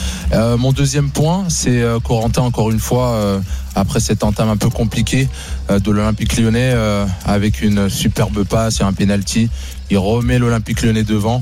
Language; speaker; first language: French; native; French